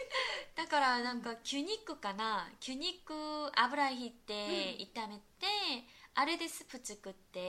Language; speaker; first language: Japanese; non-native, fluent; Korean